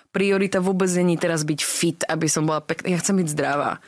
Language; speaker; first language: Slovak; early bilingual, other home language; English